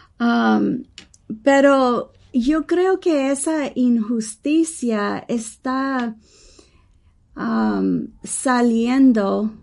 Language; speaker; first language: Spanish; early bilingual, heritage; English